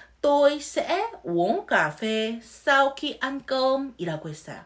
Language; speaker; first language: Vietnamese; non-native, fluent; Korean